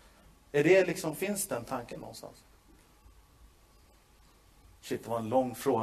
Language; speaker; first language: Swedish; native; Swedish